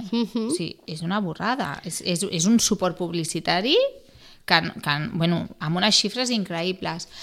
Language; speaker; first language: Catalan; non-native, local second language; Spanish